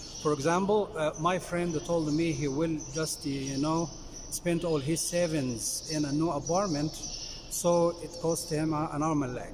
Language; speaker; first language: English; non-native, fluent; Arabic